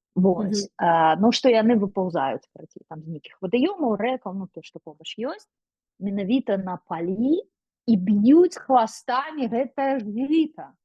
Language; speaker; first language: Belarusian; non-native, local second language; Russian